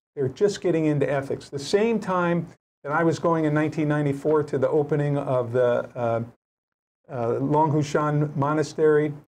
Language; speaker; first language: English; native; English